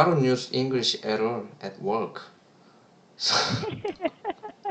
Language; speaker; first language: English; non-native, learner; Korean